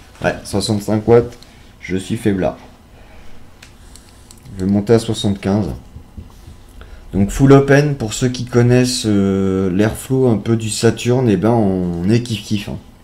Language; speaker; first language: French; native; French